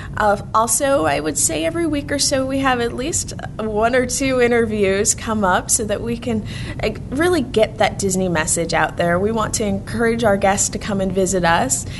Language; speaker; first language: English; native; English